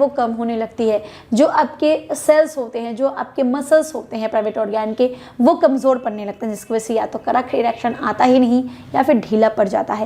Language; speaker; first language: Hindi; native; Hindi